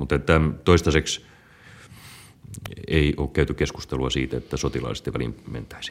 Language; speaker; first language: Finnish; native; Finnish